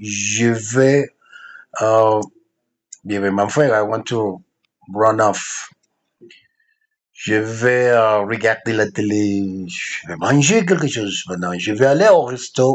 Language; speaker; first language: French; non-native, fluent; Spanish